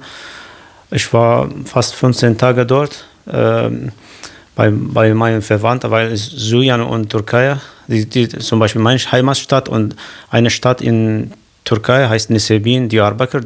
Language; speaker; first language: German; non-native, learner; Kurdish